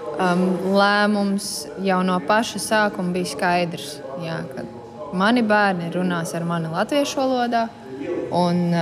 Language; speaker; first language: Latvian; native; Latvian